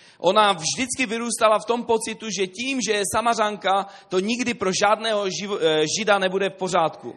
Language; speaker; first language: Czech; native; Czech